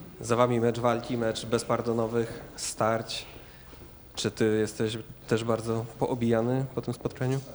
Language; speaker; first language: Polish; native; Polish